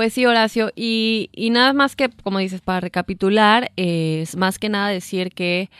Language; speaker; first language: Spanish; native; Spanish